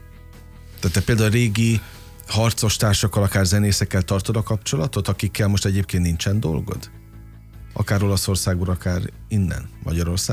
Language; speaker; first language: Hungarian; native; Hungarian